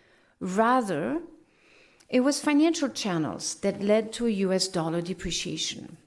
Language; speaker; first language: English; non-native, fluent; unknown